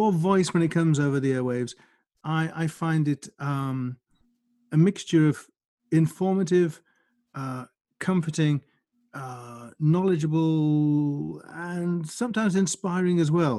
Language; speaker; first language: English; native; English